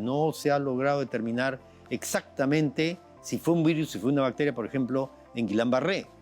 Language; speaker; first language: Spanish; native; Spanish